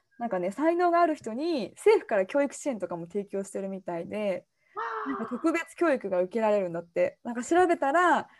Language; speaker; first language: Japanese; native; Japanese